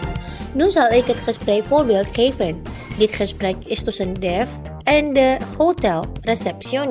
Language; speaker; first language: Dutch; non-native, learner; Indonesian